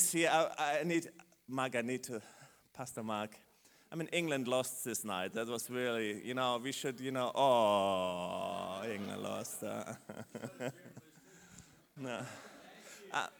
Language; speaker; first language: English; non-native, fluent; German